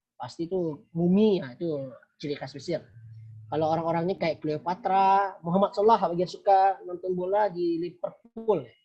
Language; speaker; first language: Indonesian; non-native, local second language; Minangkabau